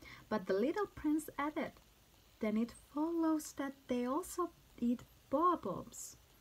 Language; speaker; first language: English; non-native, fluent; Turkish